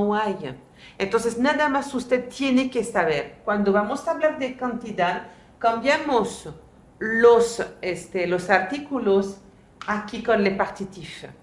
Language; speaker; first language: Spanish; non-native, fluent; French